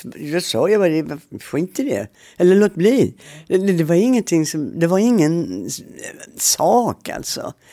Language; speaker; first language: Swedish; native; Swedish